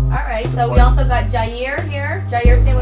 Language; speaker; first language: English; native; English